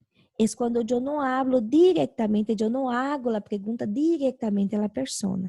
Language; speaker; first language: Spanish; non-native, fluent; Portuguese